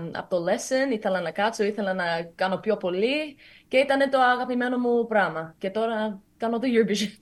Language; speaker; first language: Greek; early bilingual, heritage; Greek